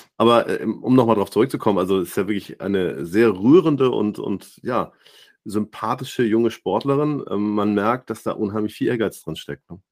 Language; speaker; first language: German; native; German